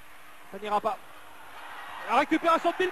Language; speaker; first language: French; native; French